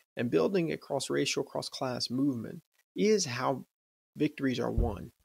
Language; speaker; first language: English; native; English